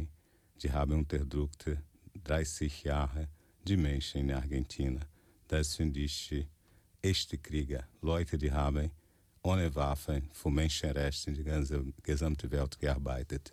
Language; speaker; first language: German; non-native, fluent; Portuguese